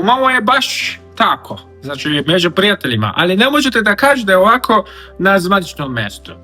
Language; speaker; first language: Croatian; non-native, fluent; Korean